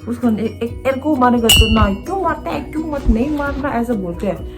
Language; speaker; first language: Hindi; non-native, local second language; Tibetan